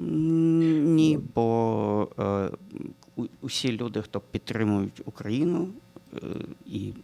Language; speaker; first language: Ukrainian; non-native, local second language; Russian